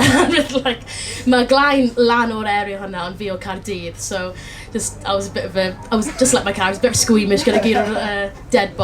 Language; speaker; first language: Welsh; non-native, local second language; English